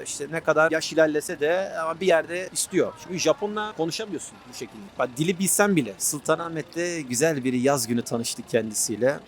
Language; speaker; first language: Turkish; native; Turkish